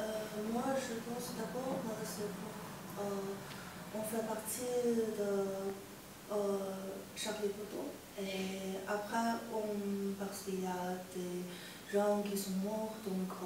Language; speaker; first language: French; non-native, learner; Chinese